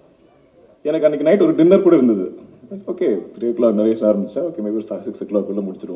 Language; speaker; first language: Tamil; non-native, local second language; Malayalam